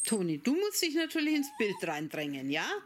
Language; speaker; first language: German; native; German